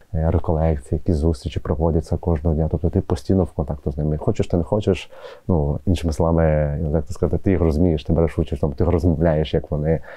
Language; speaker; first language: Ukrainian; native; Ukrainian